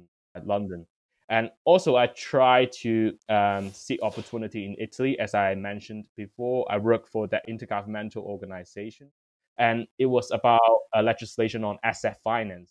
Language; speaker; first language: English; non-native, local second language; Cantonese